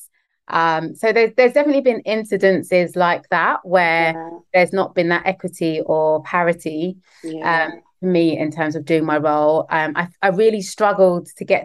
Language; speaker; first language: English; native; English